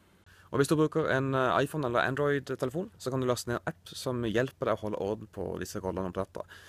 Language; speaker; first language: Norwegian; native; Norwegian